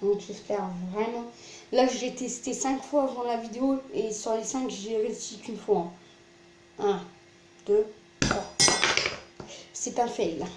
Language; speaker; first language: French; native; French